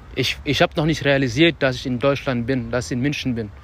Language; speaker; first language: German; non-native, fluent; Wolof